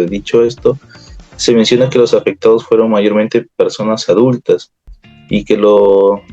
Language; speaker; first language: Spanish; native; Spanish